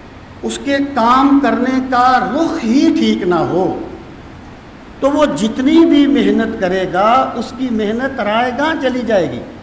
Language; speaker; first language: Urdu; native; Urdu